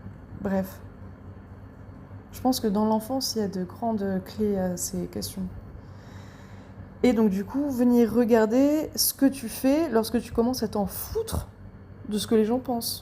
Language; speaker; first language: French; native; French